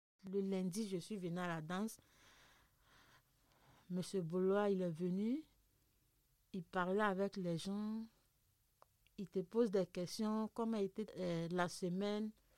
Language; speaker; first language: French; non-native, local second language; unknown